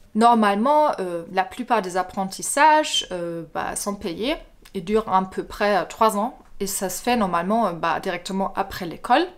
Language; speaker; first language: French; non-native, fluent; German